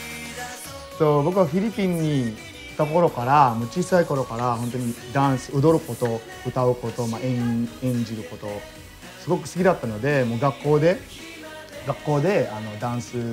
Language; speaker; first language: Japanese; early bilingual, other home language; Filipino